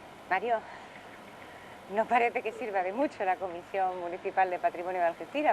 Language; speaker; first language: Spanish; native; Spanish